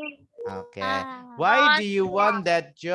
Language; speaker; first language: English; non-native, local second language; Indonesian